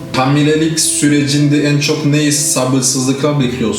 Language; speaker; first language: Turkish; non-native, learner; Haitian Creole